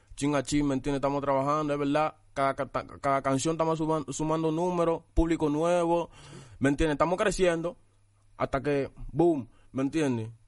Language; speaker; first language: Spanish; early bilingual, other home language; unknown